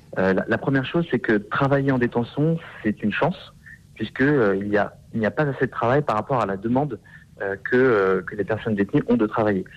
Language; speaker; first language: French; native; French